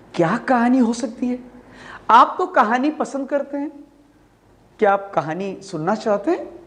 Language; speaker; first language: Hindi; non-native, local second language; Malayalam